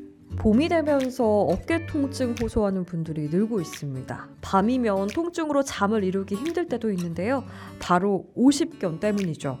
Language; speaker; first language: Korean; native; Korean